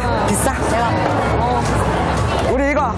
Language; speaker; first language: Korean; native; Korean